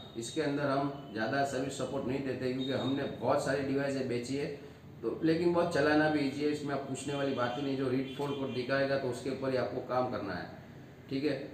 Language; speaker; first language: Hindi; non-native, local second language; Gujarati